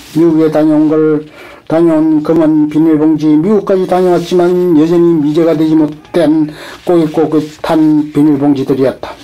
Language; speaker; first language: Korean; native; Korean